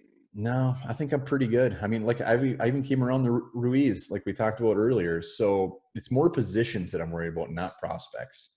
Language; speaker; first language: English; native; English